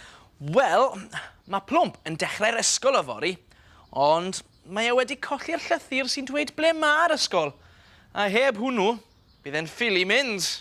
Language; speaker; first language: Welsh; native; Welsh